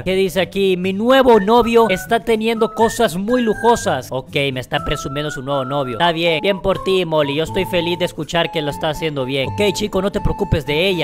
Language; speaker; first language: Spanish; native; Spanish